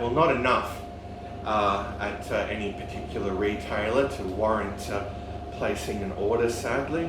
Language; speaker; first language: English; native; English